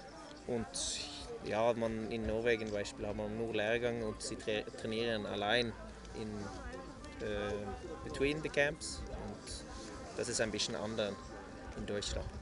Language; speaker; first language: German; non-native, learner; Norwegian